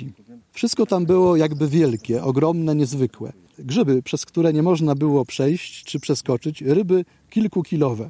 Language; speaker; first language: Polish; native; Polish